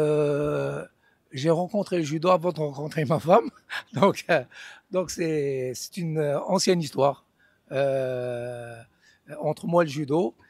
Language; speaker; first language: French; non-native, local second language; Arabic